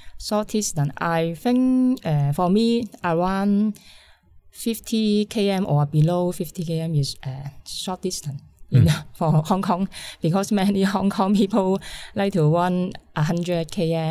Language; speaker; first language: English; non-native, learner; Cantonese